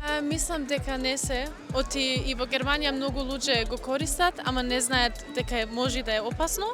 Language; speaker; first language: Macedonian; early bilingual, heritage; Macedonian